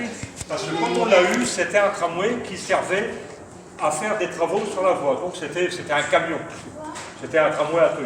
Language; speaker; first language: French; native; French